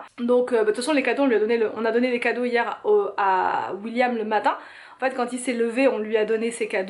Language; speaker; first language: French; native; French